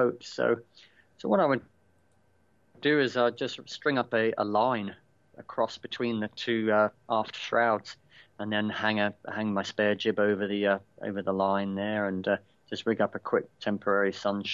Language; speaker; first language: English; native; English